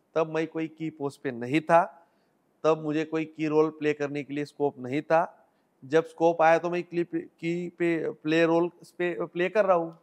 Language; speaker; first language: Hindi; non-native, local second language; Marathi